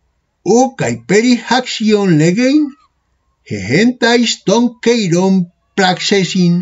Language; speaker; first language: Greek; non-native, learner; Spanish